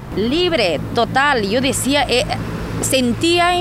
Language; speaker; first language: Spanish; native; Spanish